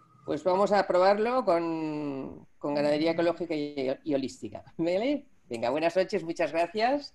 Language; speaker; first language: Spanish; native; Spanish